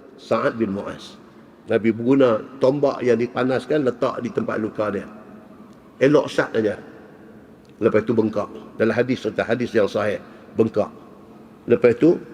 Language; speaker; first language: Malay; native; Malay